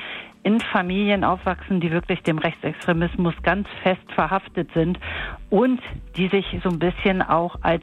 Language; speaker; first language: German; native; German